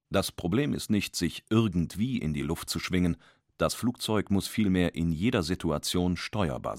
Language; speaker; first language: German; native; German